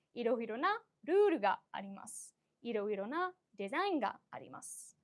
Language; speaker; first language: Japanese; non-native, fluent; English